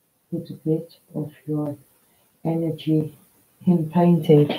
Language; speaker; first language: English; non-native, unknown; Dutch